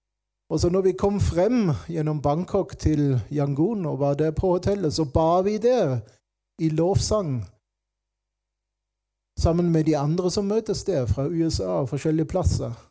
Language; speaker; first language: Norwegian; non-native, fluent; German